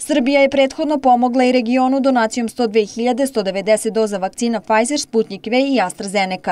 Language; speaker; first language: Serbian; native; Serbian